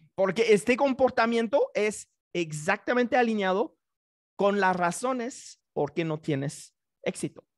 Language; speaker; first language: Spanish; non-native, fluent; English